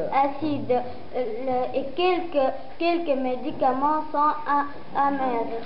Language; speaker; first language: French; non-native, learner; Arabic